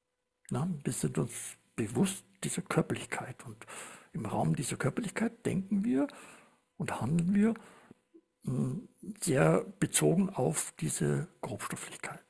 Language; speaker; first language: German; native; German